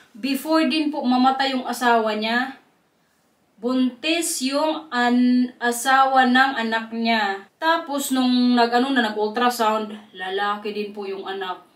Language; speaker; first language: Filipino; non-native, local second language; Waray